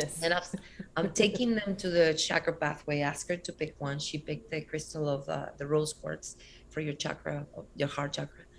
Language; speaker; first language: English; non-native, fluent; Spanish